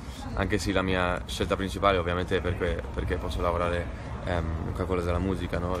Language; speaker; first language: Italian; non-native, fluent; Spanish